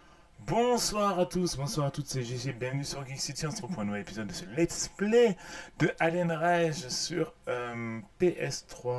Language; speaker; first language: French; native; French